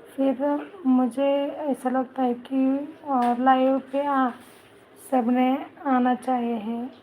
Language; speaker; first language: Hindi; non-native, local second language; Marathi